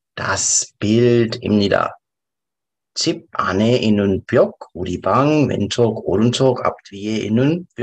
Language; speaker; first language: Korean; non-native, fluent; German